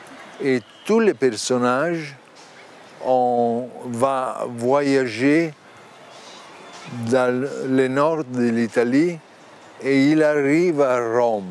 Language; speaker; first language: French; non-native, learner; Italian